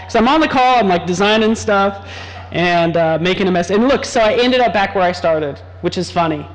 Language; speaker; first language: English; native; English